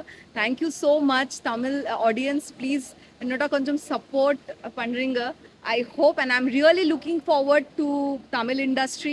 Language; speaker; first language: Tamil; non-native, learner; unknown